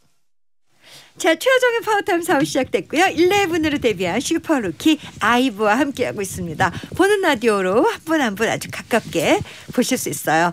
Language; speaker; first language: Korean; native; Korean